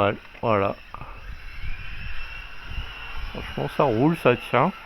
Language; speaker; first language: French; native; French